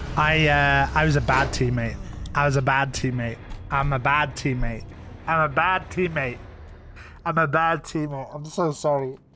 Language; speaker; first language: English; non-native, local second language; Welsh